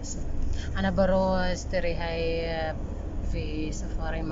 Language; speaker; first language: Arabic; non-native, learner; Filipino